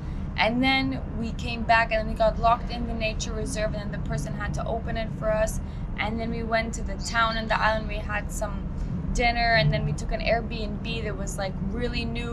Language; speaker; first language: English; early bilingual, heritage; English